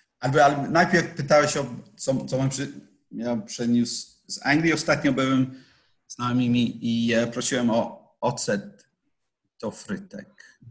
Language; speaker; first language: Polish; non-native, fluent; English